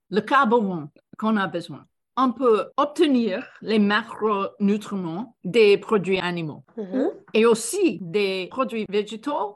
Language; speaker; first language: French; non-native, fluent; English